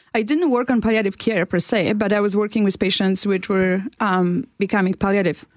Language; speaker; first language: English; non-native, fluent; Polish